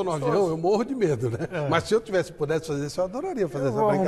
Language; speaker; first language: Portuguese; native; Portuguese